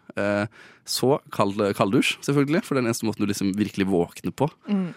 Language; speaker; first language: Norwegian; native; Norwegian